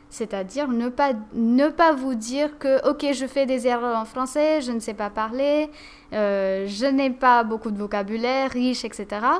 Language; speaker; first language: French; non-native, fluent; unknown